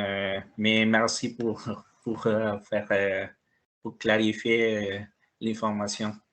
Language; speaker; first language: French; non-native, learner; Spanish